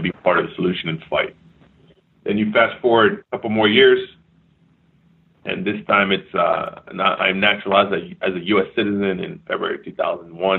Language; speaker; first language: English; early bilingual, other home language; French